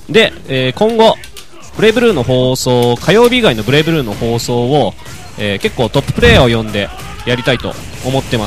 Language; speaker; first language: Japanese; native; Japanese